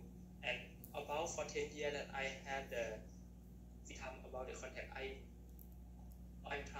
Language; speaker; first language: English; non-native, learner; Thai